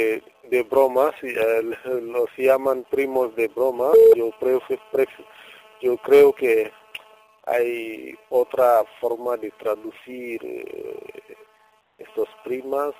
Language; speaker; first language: Spanish; non-native, fluent; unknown